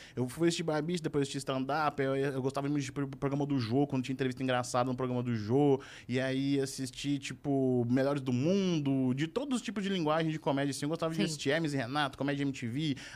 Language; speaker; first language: Portuguese; native; Portuguese